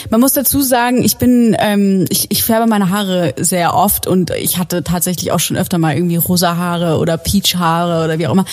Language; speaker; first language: German; native; German